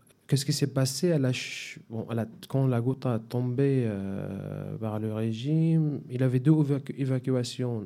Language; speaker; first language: French; non-native, fluent; Arabic